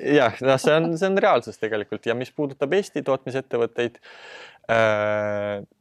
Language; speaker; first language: Estonian; non-native, local second language; Russian